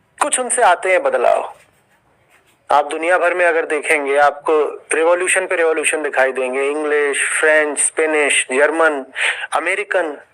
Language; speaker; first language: Hindi; native; Hindi